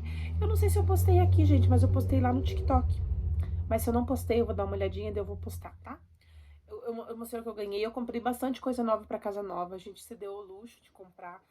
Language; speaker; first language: Portuguese; native; Portuguese